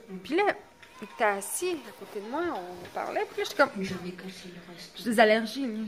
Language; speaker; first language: French; native; French